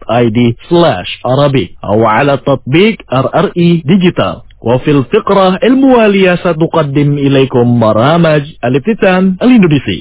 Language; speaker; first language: Arabic; non-native, fluent; Indonesian